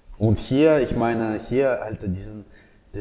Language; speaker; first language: German; non-native, fluent; Russian